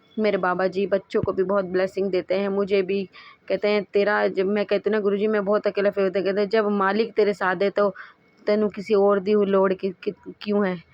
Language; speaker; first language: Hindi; native; Hindi